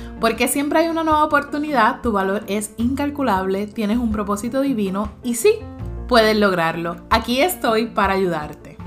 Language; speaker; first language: Spanish; native; Spanish